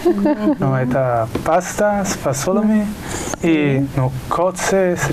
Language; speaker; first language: Russian; non-native, learner; Italian